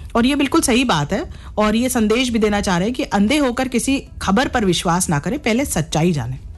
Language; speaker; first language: Hindi; native; Hindi